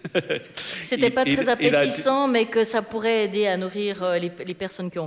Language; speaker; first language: French; native; French